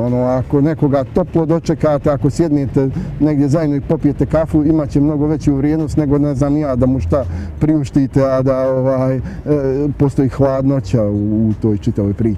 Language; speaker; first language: Bosnian; native; Bosnian